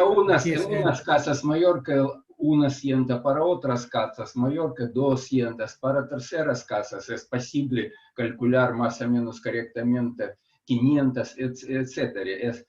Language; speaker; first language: Spanish; non-native, fluent; Russian